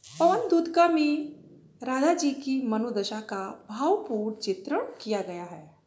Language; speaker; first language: Hindi; native; Hindi